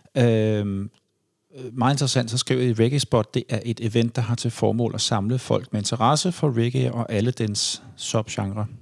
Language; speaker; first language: Danish; native; Danish